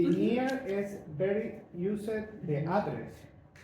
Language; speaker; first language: English; non-native, learner; Spanish